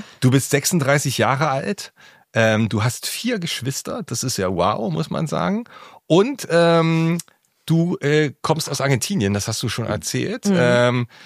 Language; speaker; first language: German; native; German